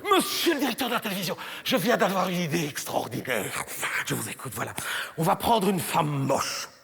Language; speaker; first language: French; native; French